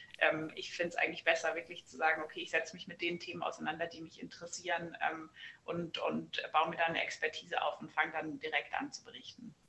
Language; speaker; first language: German; native; German